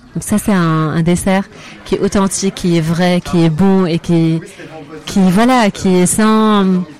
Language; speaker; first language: French; non-native, fluent; Arabic